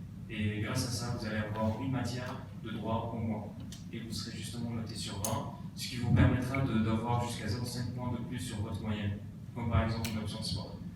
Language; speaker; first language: French; native; French